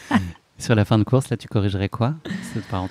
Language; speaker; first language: French; native; French